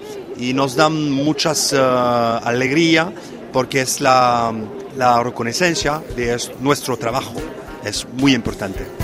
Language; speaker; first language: Spanish; non-native, fluent; French